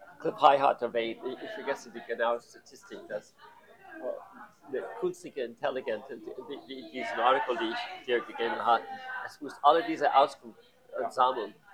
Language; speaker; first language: German; non-native, learner; English